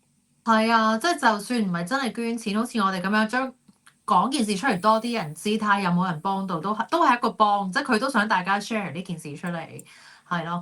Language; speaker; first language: Cantonese; native; Cantonese